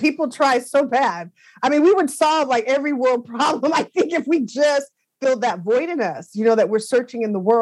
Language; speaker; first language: English; native; English